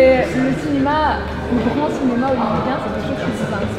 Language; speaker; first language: French; native; French